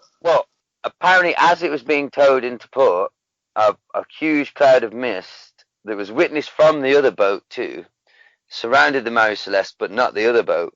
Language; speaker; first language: English; native; English